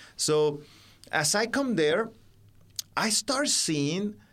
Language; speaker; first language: English; non-native, fluent; Spanish